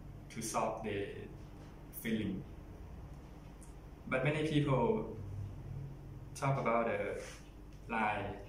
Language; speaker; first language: English; non-native, learner; Thai